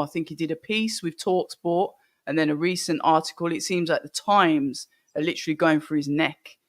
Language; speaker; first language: English; native; English